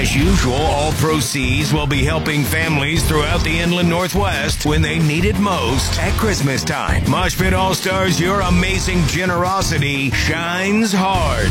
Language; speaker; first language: English; native; English